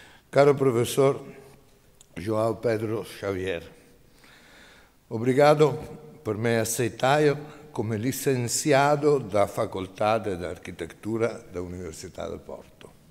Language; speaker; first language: Portuguese; non-native, learner; Italian